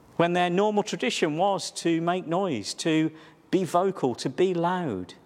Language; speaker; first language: English; native; English